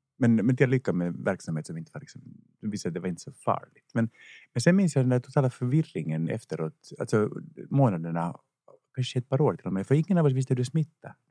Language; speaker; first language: Swedish; native; Swedish